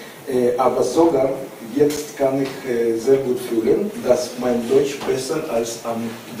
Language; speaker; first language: German; non-native, learner; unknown